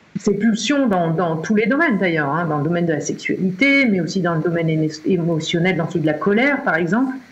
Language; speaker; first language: French; native; French